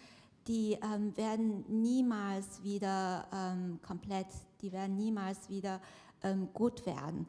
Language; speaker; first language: German; non-native, fluent; Chinese